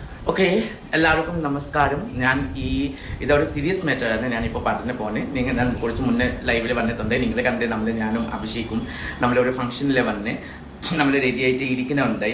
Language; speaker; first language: Malayalam; non-native, fluent; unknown